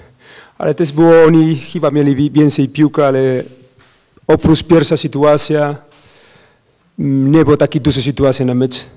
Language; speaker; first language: Polish; non-native, learner; Spanish